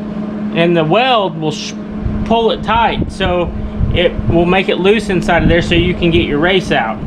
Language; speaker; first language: English; native; English